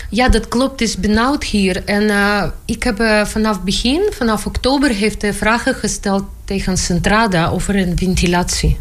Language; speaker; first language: Dutch; non-native, fluent; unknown